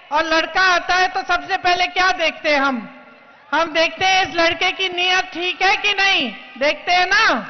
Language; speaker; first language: Hindi; native; Hindi